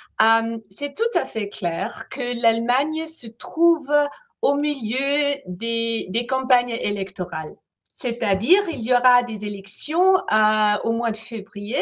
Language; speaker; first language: French; non-native, fluent; German